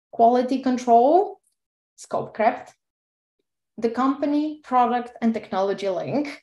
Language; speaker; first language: English; non-native, fluent; Bulgarian